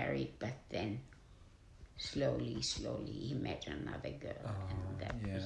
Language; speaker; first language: English; non-native, local second language; German